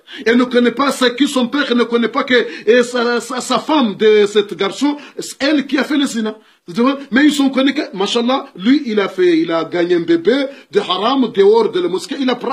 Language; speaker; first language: French; non-native, learner; Comorian